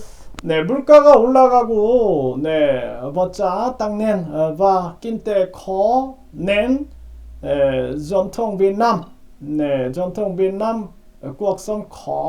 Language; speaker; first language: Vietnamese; non-native, learner; Korean